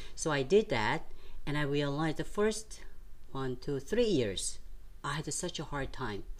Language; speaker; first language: English; non-native, fluent; Korean